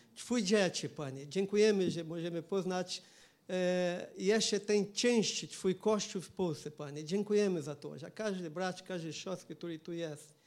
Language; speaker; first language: Polish; non-native, learner; Portuguese